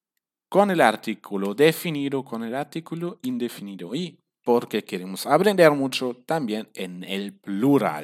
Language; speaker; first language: Spanish; non-native, fluent; German